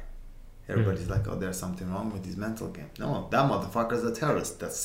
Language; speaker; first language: English; non-native, fluent; Uzbek